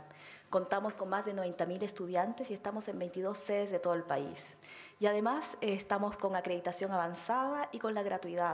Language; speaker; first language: Spanish; native; Spanish